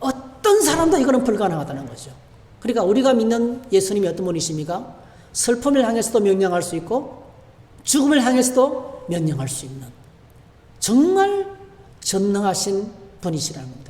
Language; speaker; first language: Korean; native; Korean